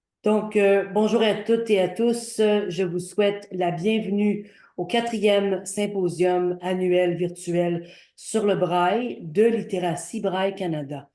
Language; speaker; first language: French; native; French